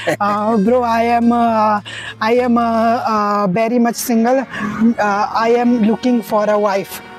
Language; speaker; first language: English; non-native, learner; Hindi